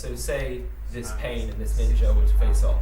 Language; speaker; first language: English; native; English